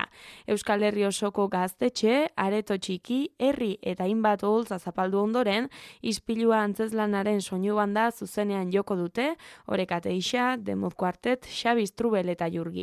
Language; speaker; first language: Basque; native; Basque